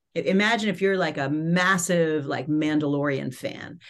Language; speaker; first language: English; native; English